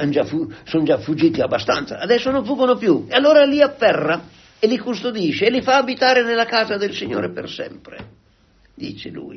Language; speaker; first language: Italian; native; Italian